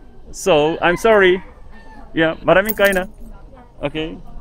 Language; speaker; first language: English; non-native, learner; Korean